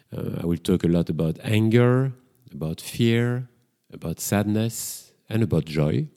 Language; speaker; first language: English; non-native, fluent; French